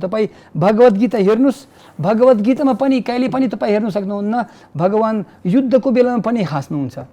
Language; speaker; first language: Nepali; non-native, fluent; Russian